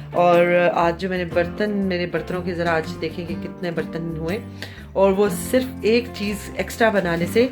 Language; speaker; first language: Urdu; native; Urdu